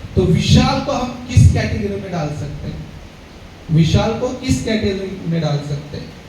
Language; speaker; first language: Hindi; non-native, local second language; Marathi